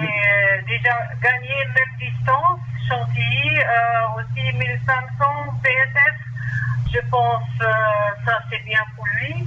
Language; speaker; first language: French; non-native, learner; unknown